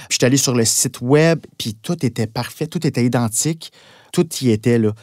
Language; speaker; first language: French; native; French